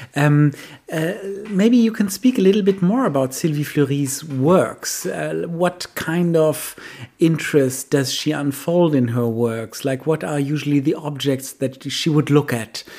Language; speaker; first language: English; non-native, fluent; German